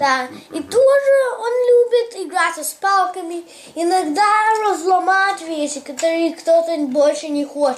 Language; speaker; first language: Russian; early bilingual, heritage; English